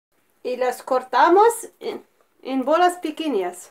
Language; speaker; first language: Spanish; non-native, fluent; Arabic